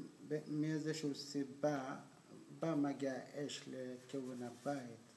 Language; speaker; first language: Hebrew; non-native, fluent; Amharic